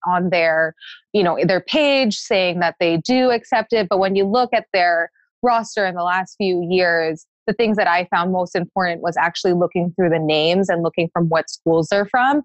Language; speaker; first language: English; native; English